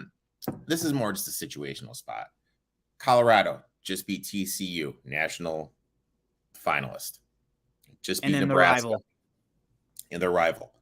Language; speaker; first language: English; native; English